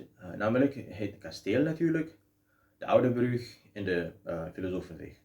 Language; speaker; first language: Dutch; non-native, fluent; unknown